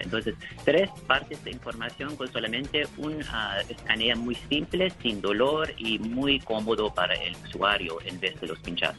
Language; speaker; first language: Spanish; non-native, learner; English